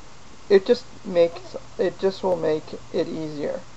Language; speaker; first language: English; native; English